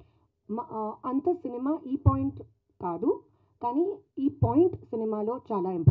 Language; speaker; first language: Telugu; non-native, fluent; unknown